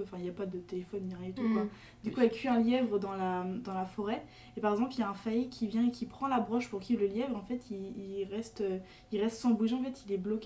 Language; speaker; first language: French; native; French